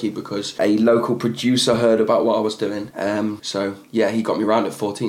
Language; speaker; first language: English; native; English